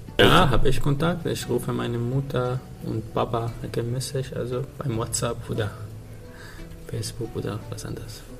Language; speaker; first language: German; non-native, learner; Arabic